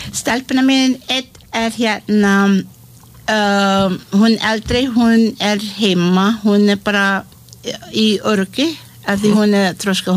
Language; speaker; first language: Icelandic; non-native, learner; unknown